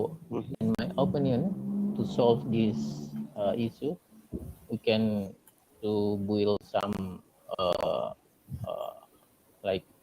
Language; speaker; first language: English; non-native, learner; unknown